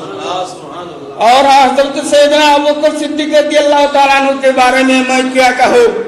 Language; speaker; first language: Urdu; non-native, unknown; Bangla